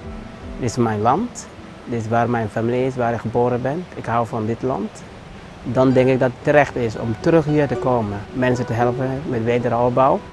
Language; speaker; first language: Dutch; non-native, fluent; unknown